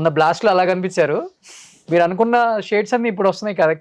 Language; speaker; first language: Telugu; native; Telugu